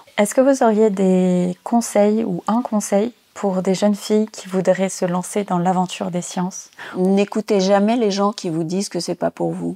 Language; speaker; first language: French; native; French